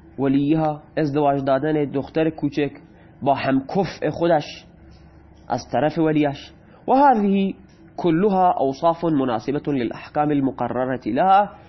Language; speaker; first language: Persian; non-native, local second language; Baluchi